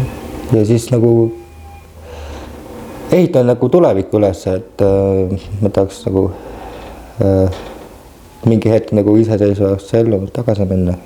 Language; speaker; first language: Estonian; native; Estonian